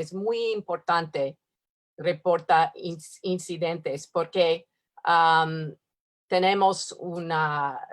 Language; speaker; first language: Spanish; non-native, learner; English